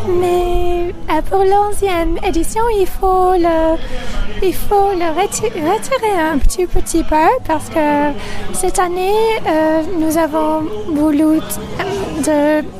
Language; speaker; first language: French; non-native, local second language; English